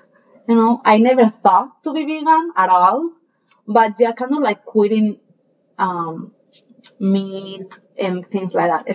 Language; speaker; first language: English; non-native, fluent; Spanish